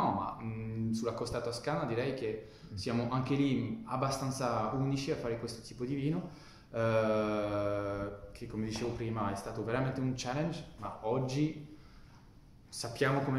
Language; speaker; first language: Italian; non-native, fluent; French